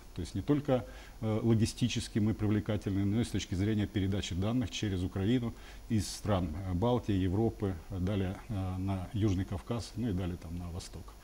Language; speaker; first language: Russian; native; Russian